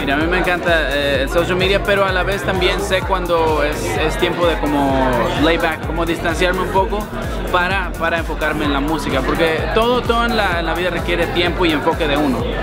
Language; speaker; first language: Spanish; early bilingual, heritage; Spanish